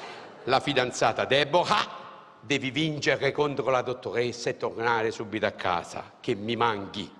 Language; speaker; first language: Italian; native; Italian